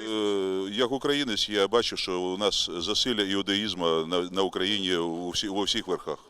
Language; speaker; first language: Ukrainian; native; Ukrainian